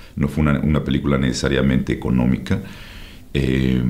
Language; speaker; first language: Spanish; native; Spanish